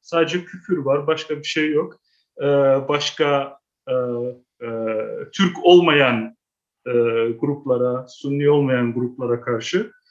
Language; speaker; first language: Turkish; early bilingual, heritage; Turkish